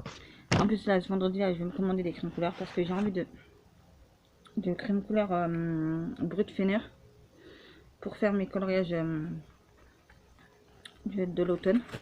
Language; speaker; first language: French; native; French